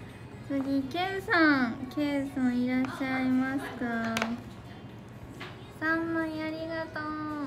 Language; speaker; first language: Japanese; native; Japanese